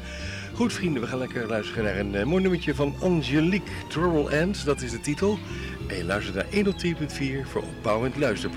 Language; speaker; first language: Dutch; native; Dutch